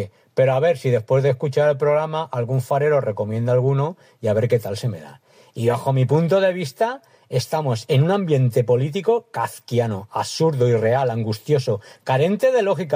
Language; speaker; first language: Spanish; native; Spanish